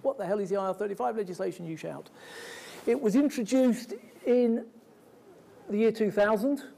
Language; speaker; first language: English; native; English